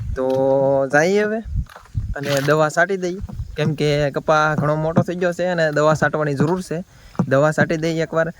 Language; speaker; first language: Gujarati; native; Gujarati